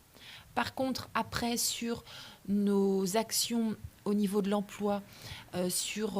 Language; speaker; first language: French; native; French